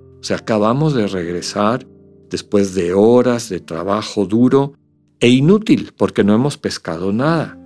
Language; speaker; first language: Spanish; native; Spanish